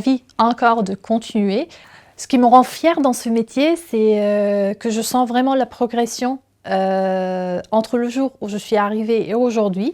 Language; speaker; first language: French; non-native, fluent; Arabic